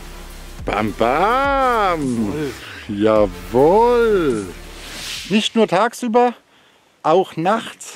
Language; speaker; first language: German; native; German